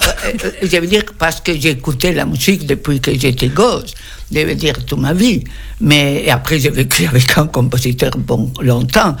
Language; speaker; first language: French; non-native, fluent; Spanish